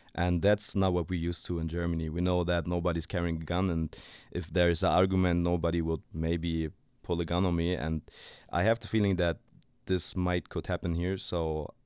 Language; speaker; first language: English; non-native, fluent; German